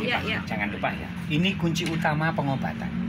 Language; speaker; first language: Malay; non-native, local second language; Javanese